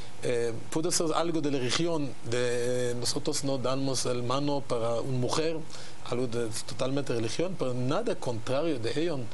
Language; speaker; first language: Spanish; non-native, learner; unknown